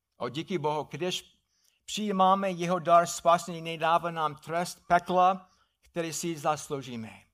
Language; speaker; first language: Czech; non-native, fluent; English